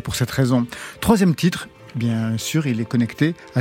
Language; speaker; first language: French; native; French